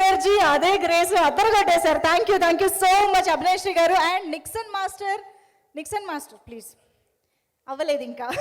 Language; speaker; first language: Telugu; native; Telugu